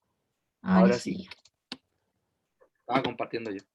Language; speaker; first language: Spanish; native; Spanish